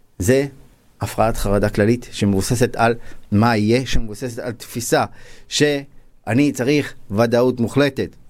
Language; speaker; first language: Hebrew; native; Hebrew